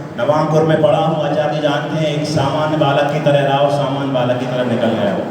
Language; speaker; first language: Hindi; native; Hindi